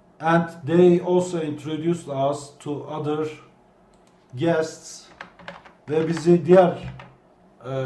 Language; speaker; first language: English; non-native, fluent; Turkish